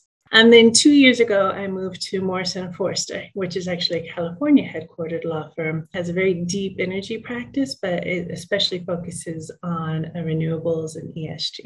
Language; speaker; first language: English; native; English